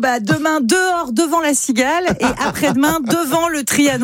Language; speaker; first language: French; native; French